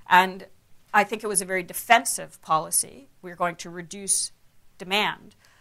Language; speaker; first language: English; native; English